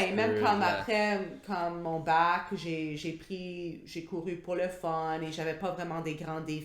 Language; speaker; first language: French; non-native, local second language; English